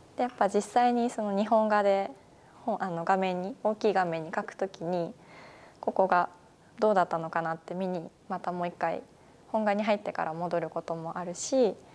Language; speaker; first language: Japanese; native; Japanese